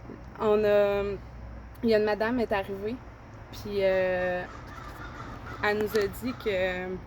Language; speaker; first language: French; native; French